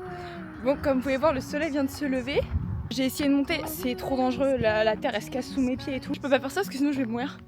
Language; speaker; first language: French; native; French